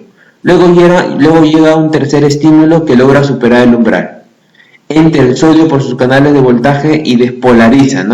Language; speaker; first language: Spanish; native; Spanish